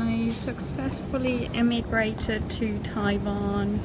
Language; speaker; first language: English; non-native, fluent; German